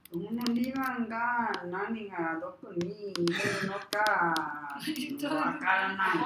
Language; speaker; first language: Japanese; non-native, learner; Spanish